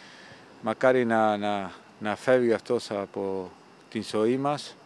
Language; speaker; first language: Greek; non-native, fluent; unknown